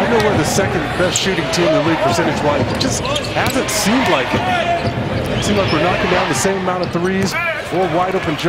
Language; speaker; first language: English; native; English